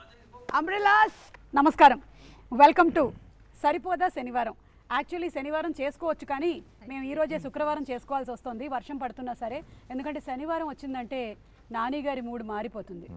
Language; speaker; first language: Telugu; native; Telugu